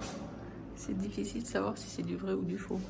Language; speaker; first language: French; native; French